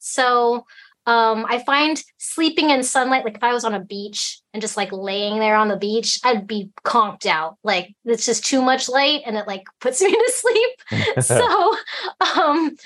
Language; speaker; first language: English; early bilingual, other home language; Cantonese